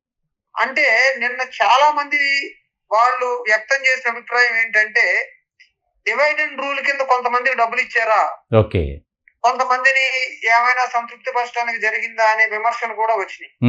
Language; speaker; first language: Telugu; native; Telugu